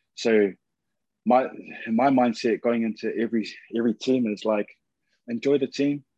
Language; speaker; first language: English; native; English